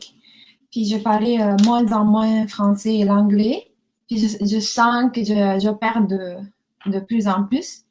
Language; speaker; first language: French; non-native, learner; Japanese